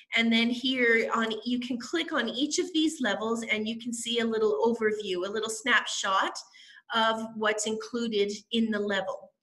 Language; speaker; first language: English; native; English